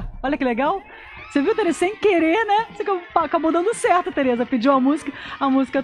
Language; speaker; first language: Portuguese; native; Portuguese